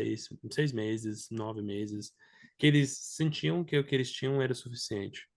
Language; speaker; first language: Portuguese; non-native, fluent; English